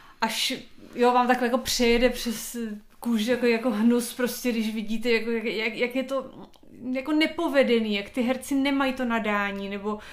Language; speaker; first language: Czech; native; Czech